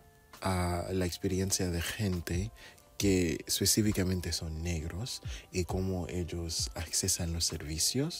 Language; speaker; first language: Spanish; non-native, fluent; English